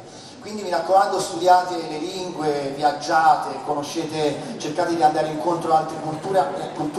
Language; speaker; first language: Italian; native; Italian